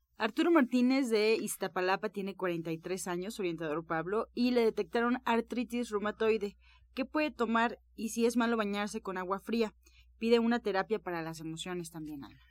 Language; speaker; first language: Spanish; native; Spanish